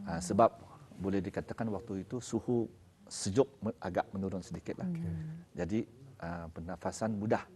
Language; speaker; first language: Malay; native; Malay